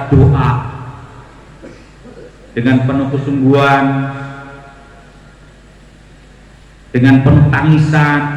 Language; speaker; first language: Indonesian; non-native, local second language; Javanese